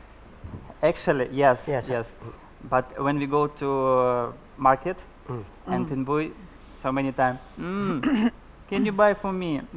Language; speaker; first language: English; non-native, learner; Russian